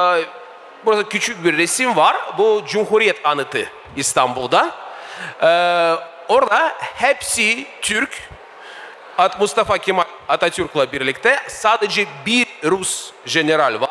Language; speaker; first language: Turkish; non-native, fluent; Russian